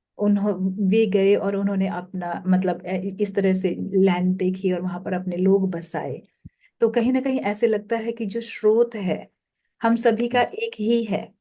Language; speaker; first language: Hindi; native; Hindi